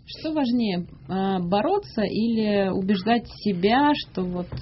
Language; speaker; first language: Russian; native; Russian